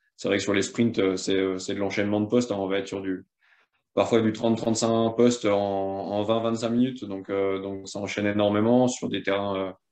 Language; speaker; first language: French; native; French